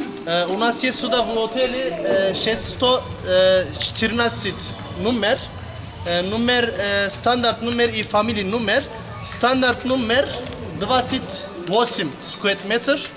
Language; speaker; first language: Russian; non-native, learner; Turkish